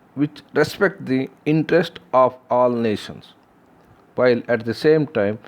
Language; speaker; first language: English; non-native, local second language; Kannada